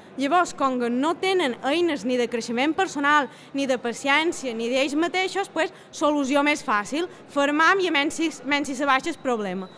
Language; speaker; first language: Catalan; native; Catalan